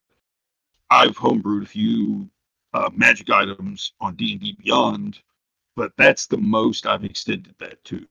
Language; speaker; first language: English; native; English